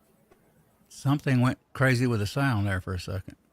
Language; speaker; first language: English; native; English